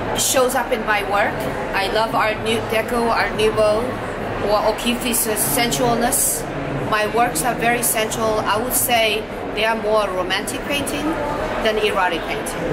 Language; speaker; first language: English; non-native, fluent; Korean